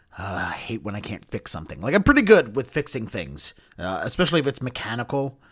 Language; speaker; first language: English; native; English